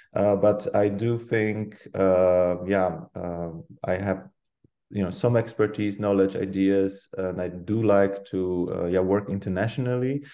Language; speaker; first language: English; non-native, fluent; Polish